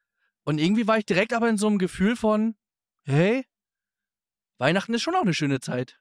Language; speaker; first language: German; native; German